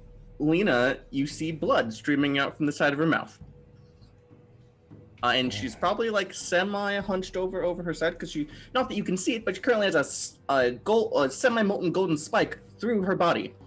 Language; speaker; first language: English; native; English